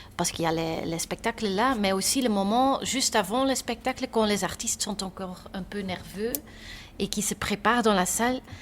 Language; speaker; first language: French; non-native, local second language; Dutch